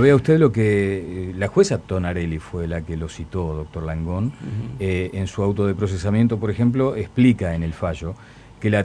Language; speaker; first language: Spanish; native; Spanish